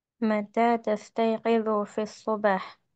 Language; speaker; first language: Arabic; non-native, learner; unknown